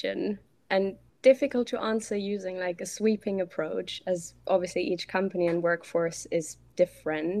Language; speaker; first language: English; non-native, fluent; German